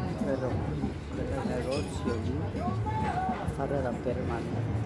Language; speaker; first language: Italian; non-native, learner; Filipino